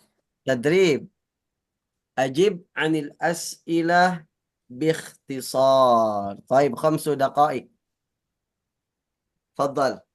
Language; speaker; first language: Arabic; non-native, fluent; Indonesian